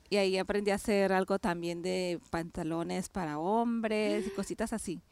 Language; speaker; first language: Spanish; native; Spanish